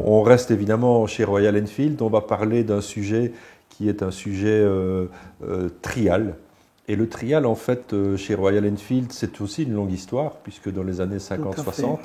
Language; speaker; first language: French; native; French